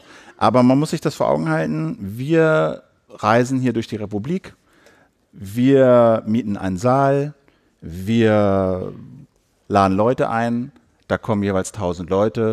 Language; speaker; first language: German; native; German